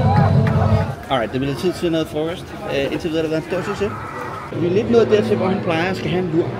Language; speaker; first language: Danish; native; Danish